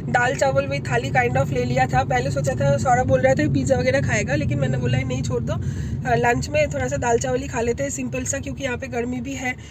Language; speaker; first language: Hindi; non-native, local second language; Bangla